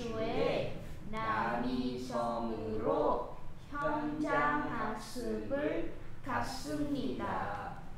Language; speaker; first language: Korean; non-native, learner; Vietnamese